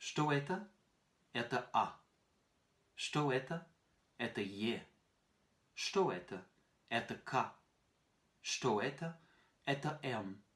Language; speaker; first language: Russian; non-native, fluent; French